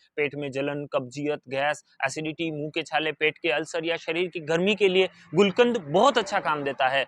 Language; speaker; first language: Hindi; native; Hindi